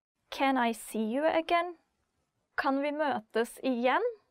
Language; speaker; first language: Norwegian; native; Norwegian